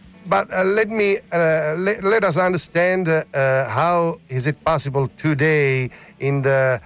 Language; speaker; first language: English; non-native, learner; Italian